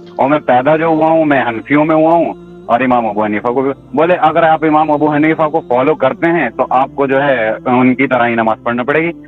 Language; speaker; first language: Urdu; native; Urdu